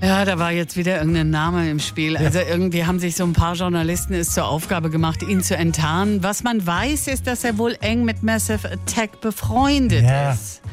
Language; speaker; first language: German; native; German